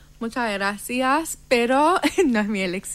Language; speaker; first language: Spanish; non-native, fluent; Persian